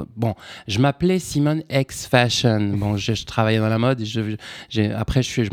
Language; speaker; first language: French; non-native, local second language; Arabic